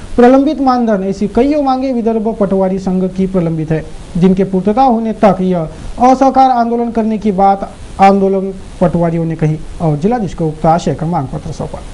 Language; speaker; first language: Hindi; non-native, local second language; Marathi